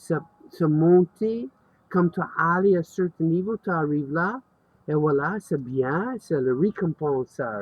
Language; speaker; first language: French; non-native, learner; English